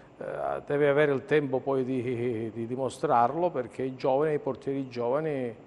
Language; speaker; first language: Italian; native; Italian